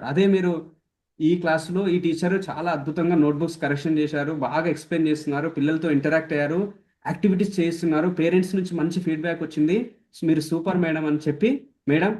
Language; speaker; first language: Telugu; native; Telugu